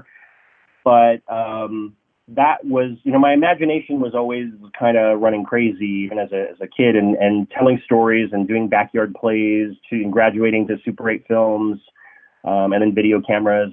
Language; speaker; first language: English; native; English